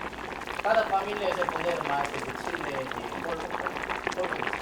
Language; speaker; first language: Spanish; non-native, learner; Korean